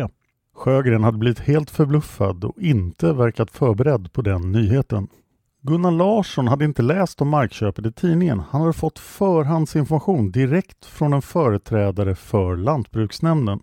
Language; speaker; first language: Swedish; native; Swedish